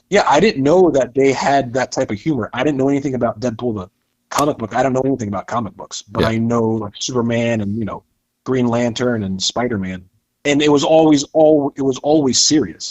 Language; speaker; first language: English; native; English